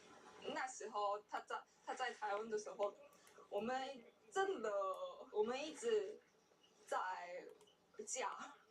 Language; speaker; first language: Chinese; non-native, learner; Korean